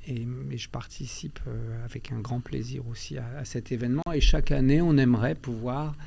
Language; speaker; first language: French; early bilingual, other home language; Albanian